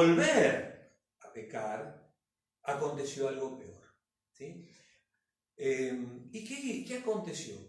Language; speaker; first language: Spanish; native; Spanish